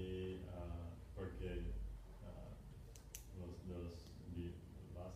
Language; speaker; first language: Spanish; non-native, learner; English